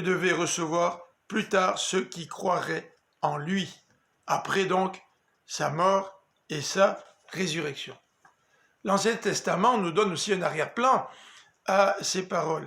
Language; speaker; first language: French; native; French